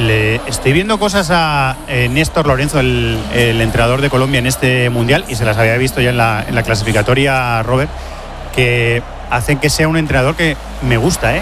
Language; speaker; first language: Spanish; native; Spanish